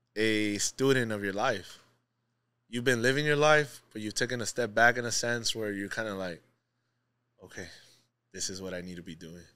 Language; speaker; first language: English; native; English